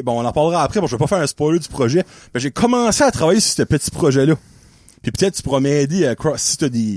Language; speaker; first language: French; native; French